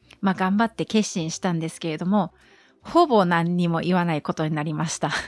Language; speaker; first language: Japanese; non-native, fluent; German